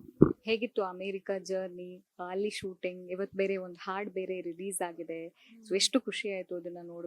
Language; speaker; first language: Kannada; native; Kannada